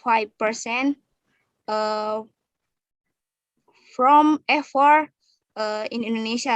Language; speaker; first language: English; non-native, learner; Indonesian